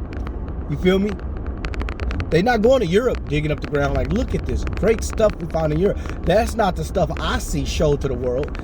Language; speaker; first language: English; native; English